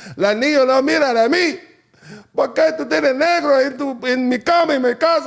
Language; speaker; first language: Spanish; non-native, learner; English